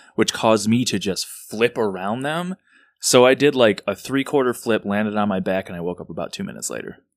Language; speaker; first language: English; native; English